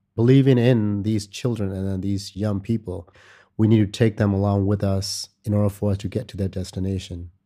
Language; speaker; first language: English; non-native, fluent; Burmese